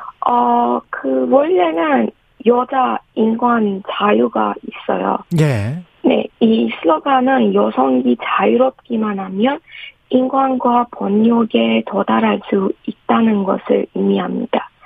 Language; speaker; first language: Korean; non-native, fluent; Persian